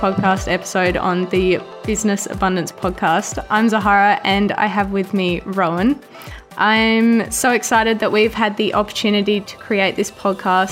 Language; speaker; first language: English; native; English